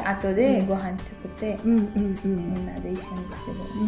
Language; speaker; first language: Japanese; non-native, learner; Nepali